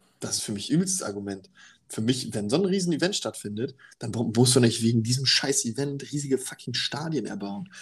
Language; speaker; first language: German; native; German